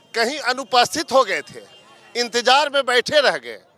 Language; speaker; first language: Hindi; native; Hindi